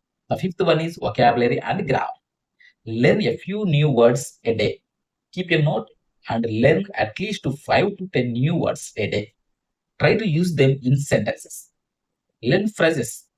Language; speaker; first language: English; non-native, local second language; Telugu